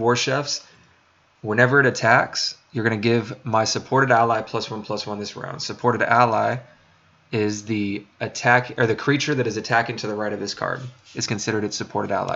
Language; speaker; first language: English; native; English